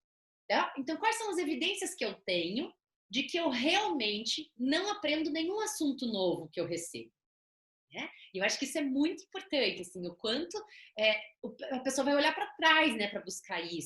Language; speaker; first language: Portuguese; native; Portuguese